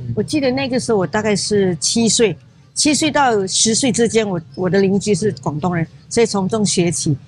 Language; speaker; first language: Chinese; native; Chinese